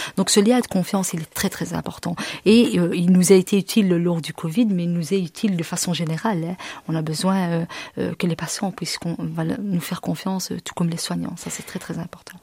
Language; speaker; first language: French; early bilingual, other home language; Arabic